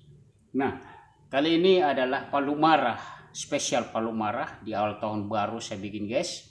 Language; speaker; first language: Indonesian; non-native, local second language; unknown